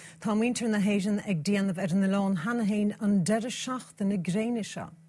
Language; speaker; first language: Irish; native; Irish